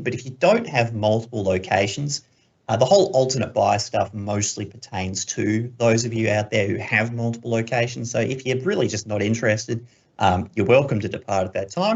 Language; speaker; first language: English; native; English